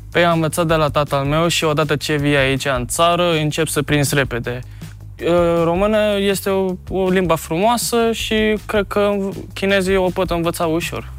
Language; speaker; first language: Romanian; early bilingual, other home language; Chinese